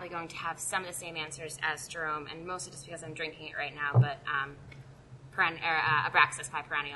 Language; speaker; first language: English; native; English